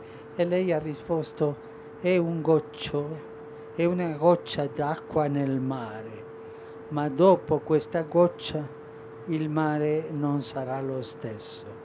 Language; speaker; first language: Italian; non-native, fluent; Spanish